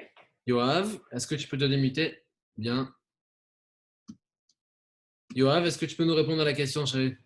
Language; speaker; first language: French; native; French